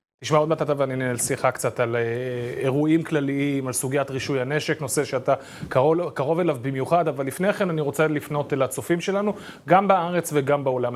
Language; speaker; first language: Hebrew; native; Hebrew